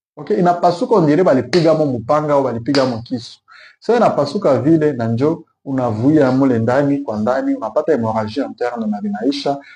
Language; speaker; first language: Swahili; native; Swahili